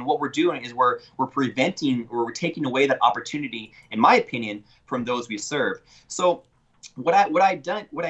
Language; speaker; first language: English; native; English